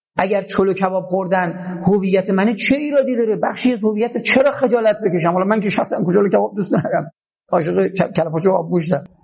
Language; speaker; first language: Persian; native; Persian